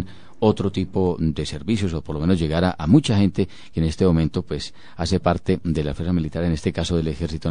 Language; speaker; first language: Spanish; native; Spanish